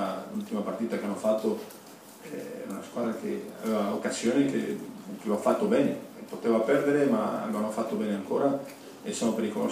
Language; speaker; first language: Italian; non-native, fluent; Spanish